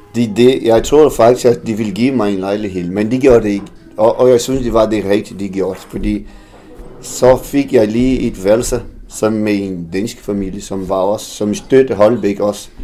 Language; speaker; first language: Danish; non-native, fluent; Portuguese